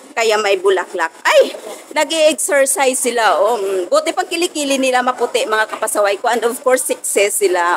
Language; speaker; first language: Filipino; non-native, local second language; Hiligaynon